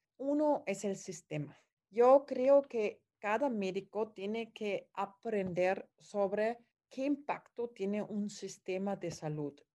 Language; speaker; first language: Spanish; non-native, fluent; German